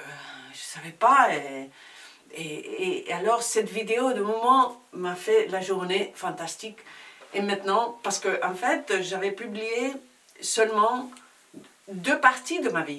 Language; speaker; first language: French; non-native, fluent; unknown